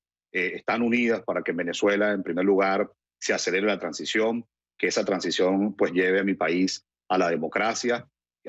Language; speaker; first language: Spanish; native; Spanish